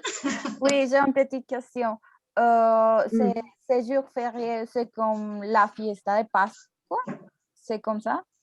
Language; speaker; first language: French; non-native, learner; Spanish